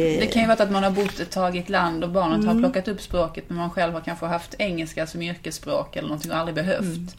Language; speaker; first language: Swedish; native; Swedish